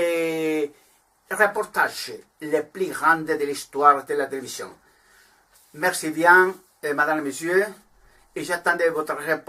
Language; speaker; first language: French; non-native, learner; Spanish